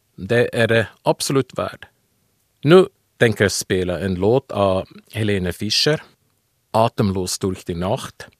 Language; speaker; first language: Swedish; non-native, fluent; Swiss German